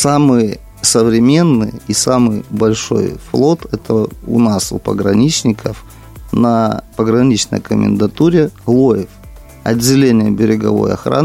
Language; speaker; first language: Russian; native; Russian